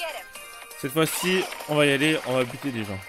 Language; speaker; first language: French; native; French